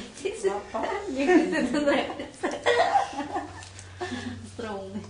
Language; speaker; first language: English; non-native, learner; Russian